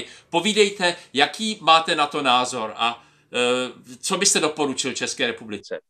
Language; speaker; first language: Czech; native; Czech